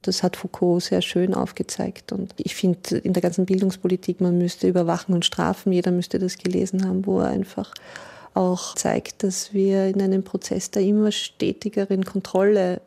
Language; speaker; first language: German; native; German